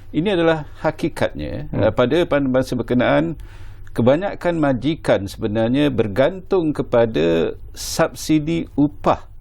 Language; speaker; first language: Malay; native; Malay